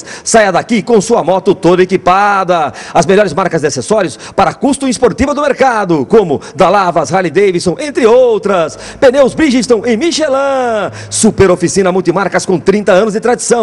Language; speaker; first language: Portuguese; native; Portuguese